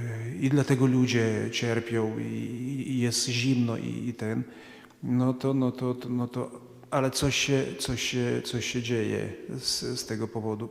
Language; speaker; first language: Polish; non-native, fluent; Ukrainian